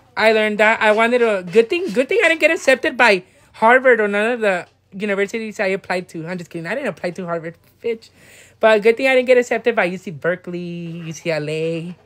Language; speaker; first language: English; native; English